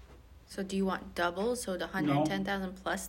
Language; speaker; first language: English; native; English